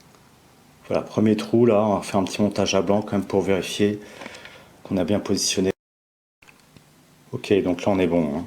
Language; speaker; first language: French; native; French